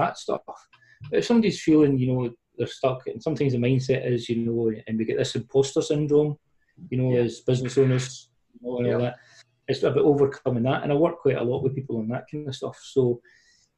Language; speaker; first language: English; native; English